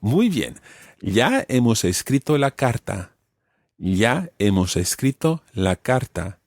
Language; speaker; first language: Spanish; non-native, fluent; English